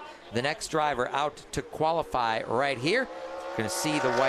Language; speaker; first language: English; native; English